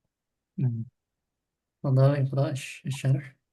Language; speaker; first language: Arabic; non-native, fluent; Indonesian